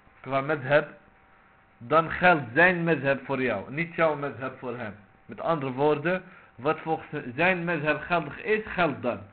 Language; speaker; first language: Dutch; non-native, local second language; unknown